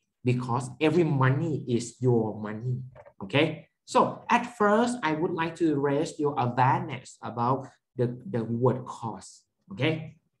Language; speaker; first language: English; non-native, fluent; Thai